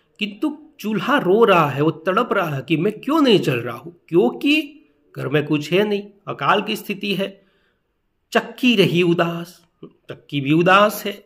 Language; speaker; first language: Hindi; non-native, local second language; Gujarati